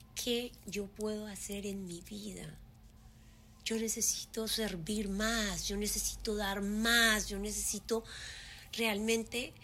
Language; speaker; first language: Spanish; native; Spanish